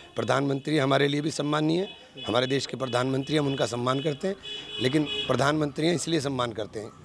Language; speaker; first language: Hindi; native; Hindi